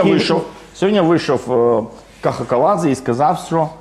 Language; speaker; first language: Ukrainian; non-native, fluent; Georgian